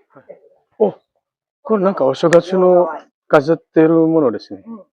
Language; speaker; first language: Japanese; non-native, fluent; Indonesian